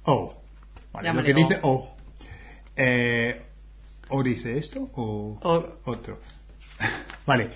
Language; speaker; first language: Spanish; non-native, fluent; English